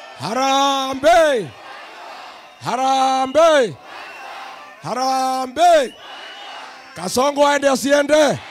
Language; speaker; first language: Swahili; non-native, local second language; Kikuyu